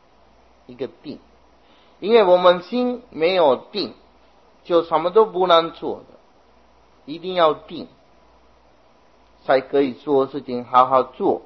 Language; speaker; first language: Chinese; non-native, fluent; Sinhala